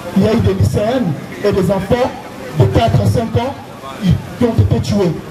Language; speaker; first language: French; non-native, local second language; Lingala